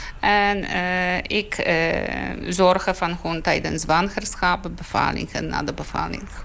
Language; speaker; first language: Dutch; non-native, learner; Polish